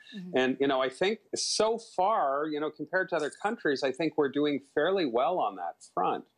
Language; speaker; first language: English; native; English